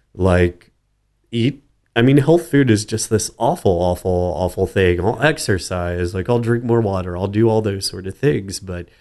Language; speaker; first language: English; native; English